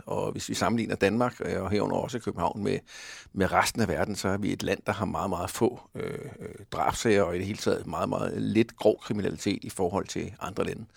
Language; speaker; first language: Danish; native; Danish